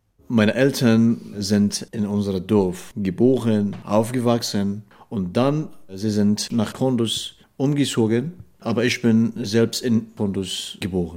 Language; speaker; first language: German; non-native, learner; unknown